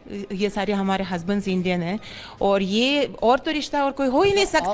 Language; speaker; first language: Hindi; non-native, fluent; Russian